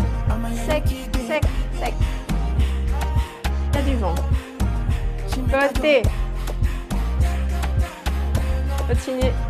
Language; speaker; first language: French; native; French